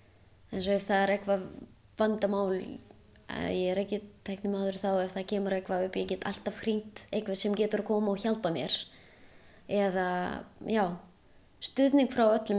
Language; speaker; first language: Icelandic; non-native, learner; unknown